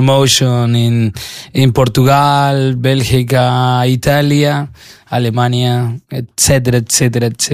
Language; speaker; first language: English; non-native, learner; Spanish